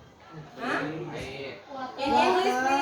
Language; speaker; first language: English; non-native, learner; Indonesian